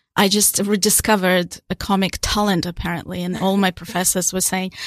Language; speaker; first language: English; non-native, fluent; Russian